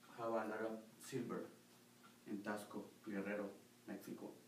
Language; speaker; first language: English; non-native, learner; Spanish